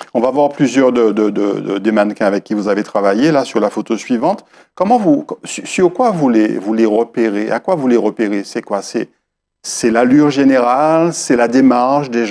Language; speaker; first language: French; native; French